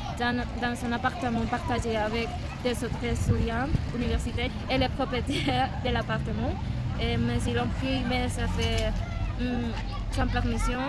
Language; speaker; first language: French; non-native, learner; Spanish